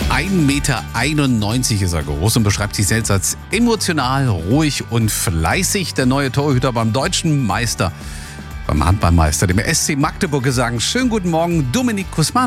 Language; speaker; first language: German; native; German